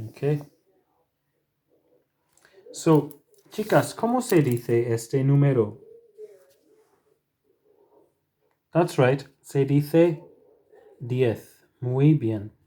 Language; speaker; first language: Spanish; non-native, fluent; English